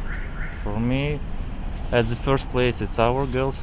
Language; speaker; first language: English; non-native, learner; Kazakh